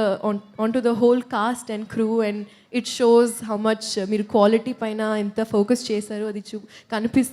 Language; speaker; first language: Telugu; non-native, local second language; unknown